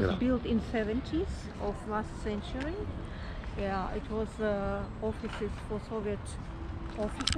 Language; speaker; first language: English; non-native, fluent; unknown